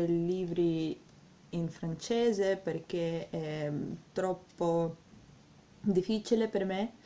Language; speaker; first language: Italian; non-native, learner; Russian